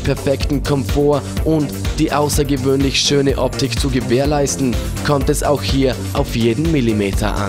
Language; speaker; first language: German; native; German